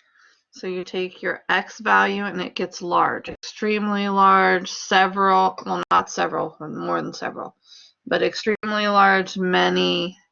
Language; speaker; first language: English; native; English